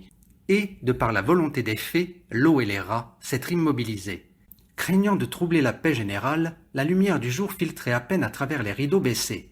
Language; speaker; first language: French; native; French